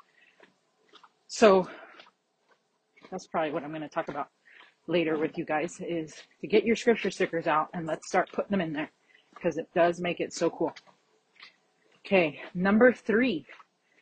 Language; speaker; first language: English; native; English